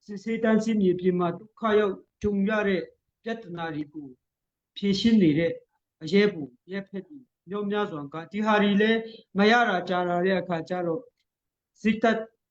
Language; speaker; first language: Burmese; non-native, local second language; Hakha Chin